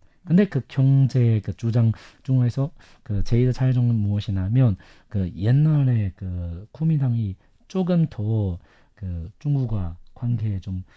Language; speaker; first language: Korean; non-native, fluent; Chinese